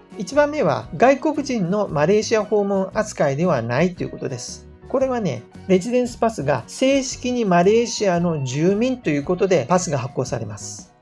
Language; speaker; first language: Japanese; native; Japanese